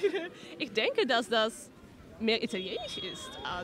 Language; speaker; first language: German; non-native, learner; Dutch